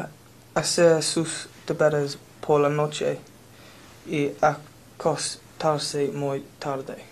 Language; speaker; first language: Spanish; non-native, learner; English